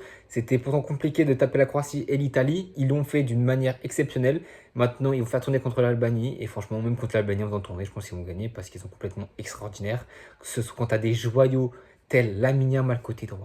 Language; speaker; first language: French; native; French